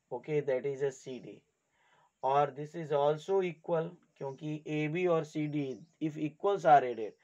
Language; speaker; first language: Hindi; native; Hindi